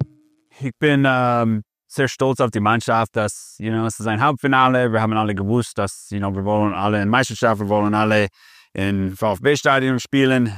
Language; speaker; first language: German; non-native, fluent; English